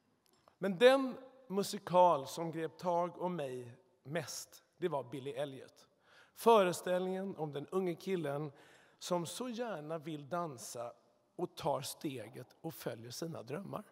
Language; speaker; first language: Swedish; native; Swedish